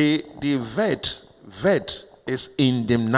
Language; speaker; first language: German; non-native, learner; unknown